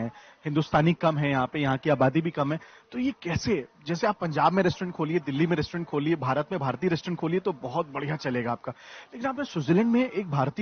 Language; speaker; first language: Hindi; native; Hindi